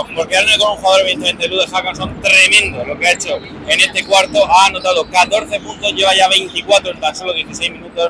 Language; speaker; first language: Spanish; native; Spanish